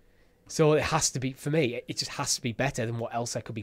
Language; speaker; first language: English; native; English